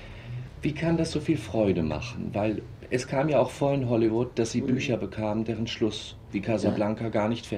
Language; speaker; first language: German; native; German